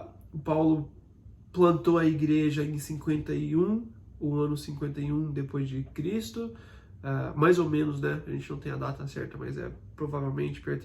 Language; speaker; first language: Portuguese; non-native, fluent; English